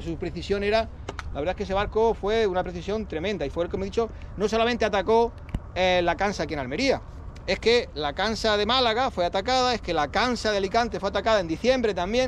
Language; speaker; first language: Spanish; native; Spanish